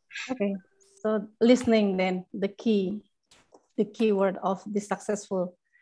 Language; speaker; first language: English; non-native, fluent; Indonesian